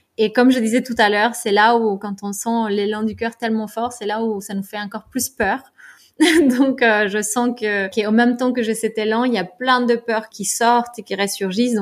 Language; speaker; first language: French; non-native, fluent; Spanish